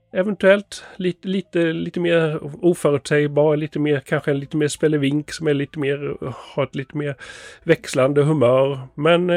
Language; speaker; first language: Swedish; native; Swedish